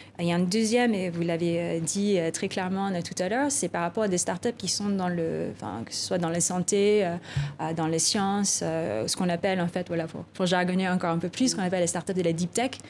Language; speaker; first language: French; non-native, fluent; Filipino